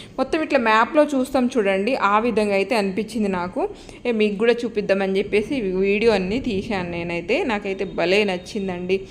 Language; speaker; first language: Telugu; native; Telugu